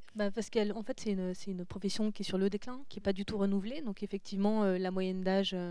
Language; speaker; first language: French; native; French